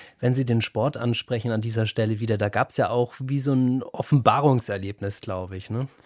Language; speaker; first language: German; native; German